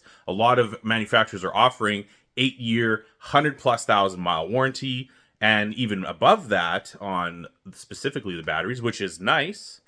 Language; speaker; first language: English; native; English